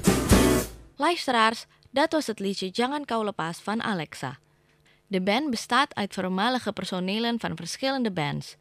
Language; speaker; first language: Dutch; non-native, fluent; Indonesian